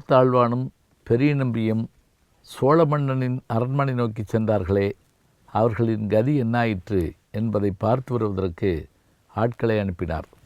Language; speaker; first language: Tamil; native; Tamil